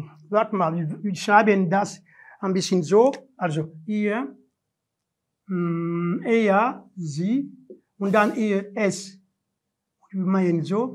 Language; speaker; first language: German; non-native, learner; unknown